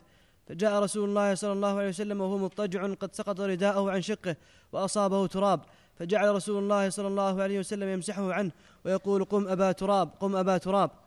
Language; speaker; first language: Arabic; native; Arabic